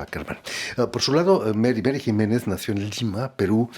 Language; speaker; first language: Spanish; native; Spanish